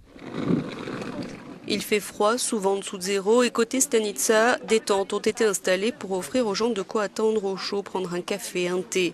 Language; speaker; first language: French; native; French